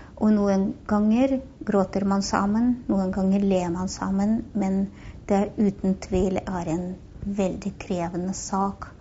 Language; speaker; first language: Norwegian; non-native, fluent; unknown